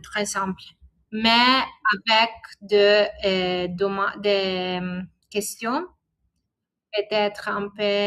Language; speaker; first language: French; non-native, learner; Italian